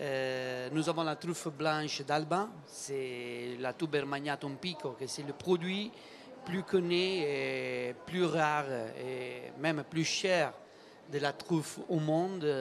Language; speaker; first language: French; non-native, learner; Italian